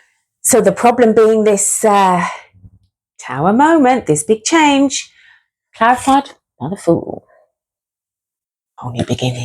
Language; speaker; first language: English; native; English